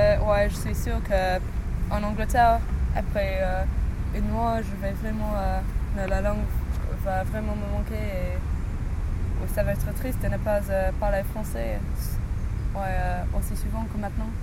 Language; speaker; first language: French; non-native, fluent; English